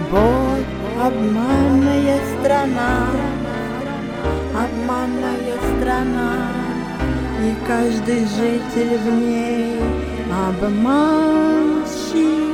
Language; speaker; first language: Russian; native; Russian